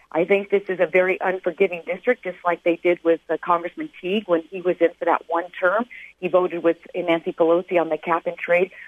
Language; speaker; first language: English; native; English